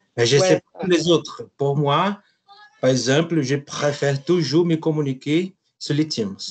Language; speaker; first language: French; non-native, learner; Portuguese